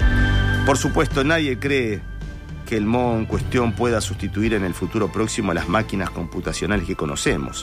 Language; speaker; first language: Spanish; native; Spanish